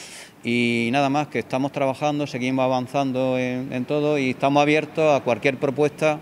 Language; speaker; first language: Spanish; native; Spanish